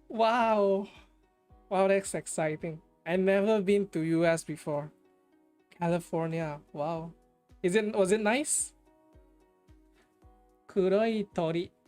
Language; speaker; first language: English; non-native, fluent; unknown